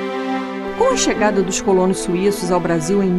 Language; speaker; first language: Portuguese; native; Portuguese